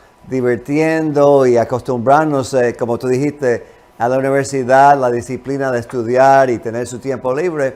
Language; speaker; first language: Spanish; non-native, fluent; English